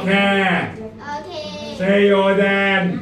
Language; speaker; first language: English; non-native, fluent; Thai